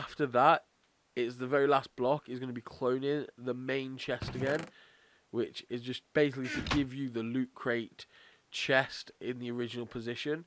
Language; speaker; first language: English; native; English